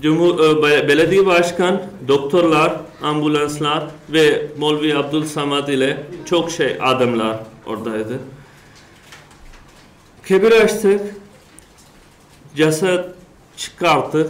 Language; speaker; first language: Turkish; non-native, learner; Urdu